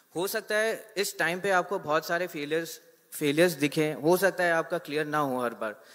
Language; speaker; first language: Hindi; native; Hindi